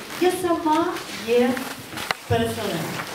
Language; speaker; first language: Ukrainian; non-native, local second language; Russian